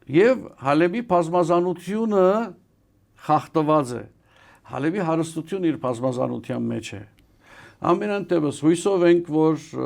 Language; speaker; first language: Armenian; early bilingual, heritage; Armenian